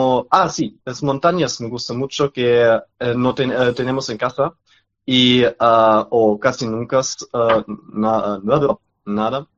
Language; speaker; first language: Spanish; non-native, learner; German